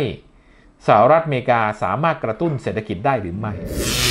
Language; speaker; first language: Thai; native; Thai